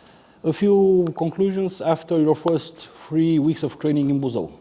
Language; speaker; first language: English; non-native, fluent; Romanian